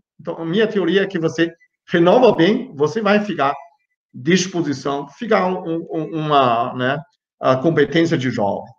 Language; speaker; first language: Portuguese; non-native, fluent; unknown